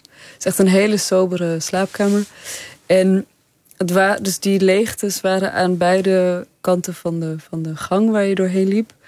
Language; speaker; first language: Dutch; early bilingual, other home language; Persian